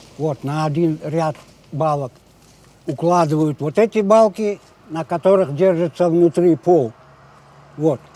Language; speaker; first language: Russian; non-native, local second language; Crimean Tatar